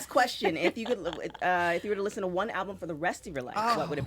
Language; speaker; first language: English; native; English